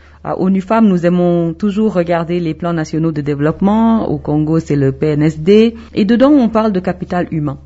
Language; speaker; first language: French; non-native, local second language; Wolof